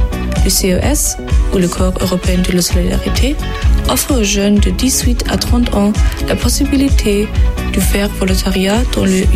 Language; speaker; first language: French; non-native, fluent; German